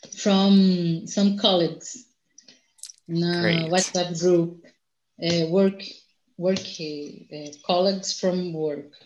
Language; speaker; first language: English; non-native, learner; Portuguese